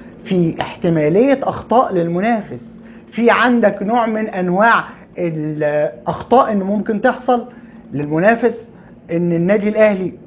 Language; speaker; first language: Arabic; native; Arabic